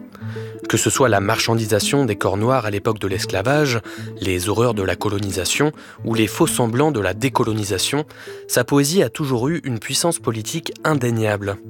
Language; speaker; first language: French; native; French